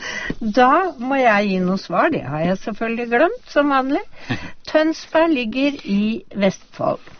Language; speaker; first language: Norwegian; native; Norwegian